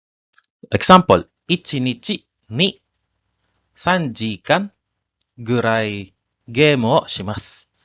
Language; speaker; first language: Japanese; non-native, learner; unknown